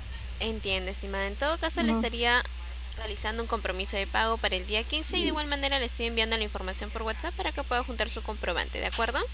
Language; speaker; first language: Spanish; native; Spanish